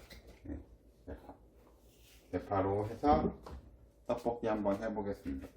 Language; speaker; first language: Korean; native; Korean